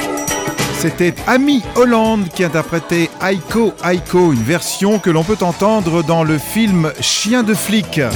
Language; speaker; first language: French; native; French